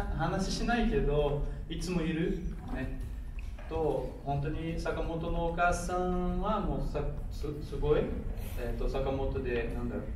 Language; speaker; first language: Japanese; non-native, learner; Portuguese